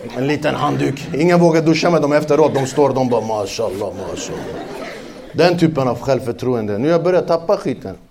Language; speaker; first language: Swedish; native; Swedish